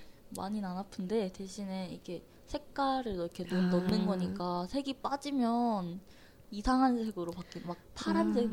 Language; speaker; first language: Korean; non-native, learner; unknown